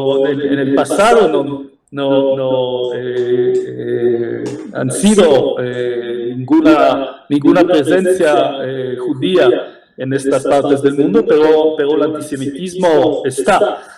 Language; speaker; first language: Spanish; non-native, fluent; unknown